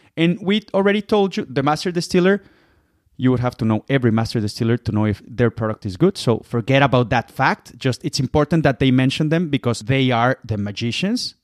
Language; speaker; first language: English; non-native, fluent; Spanish